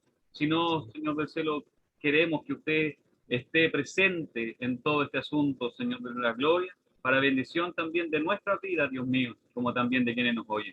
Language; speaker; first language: Spanish; native; Spanish